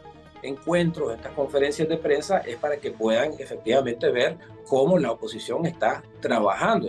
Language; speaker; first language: Spanish; native; Spanish